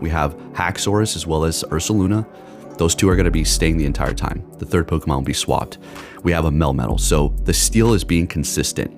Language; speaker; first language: English; native; English